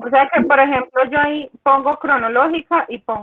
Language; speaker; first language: Spanish; native; Spanish